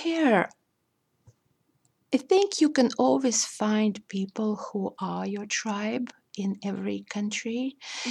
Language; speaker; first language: English; non-native, fluent; Russian